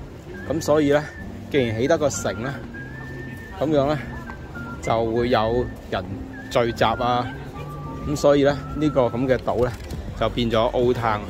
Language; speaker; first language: Cantonese; native; Cantonese